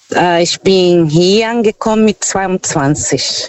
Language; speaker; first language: German; non-native, fluent; Portuguese